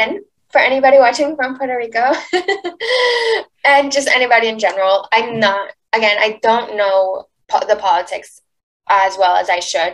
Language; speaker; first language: English; early bilingual, other home language; Spanish